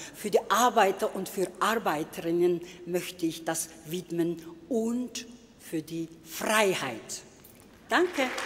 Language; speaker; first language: German; non-native, fluent; Turkish